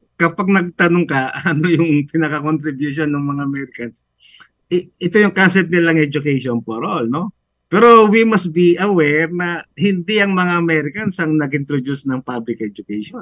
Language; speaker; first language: Filipino; non-native, local second language; Pampanga